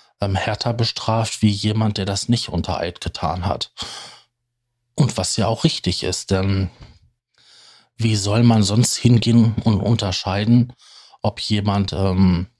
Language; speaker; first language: German; native; German